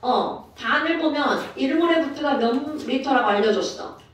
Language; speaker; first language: Korean; native; Korean